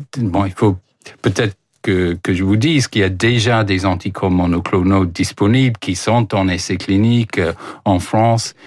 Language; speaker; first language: French; non-native, fluent; English